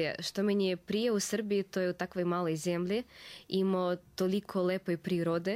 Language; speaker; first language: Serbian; non-native, fluent; Russian